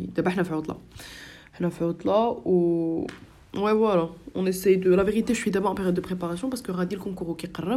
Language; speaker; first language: French; non-native, local second language; Arabic